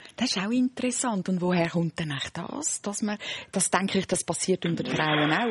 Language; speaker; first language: German; native; German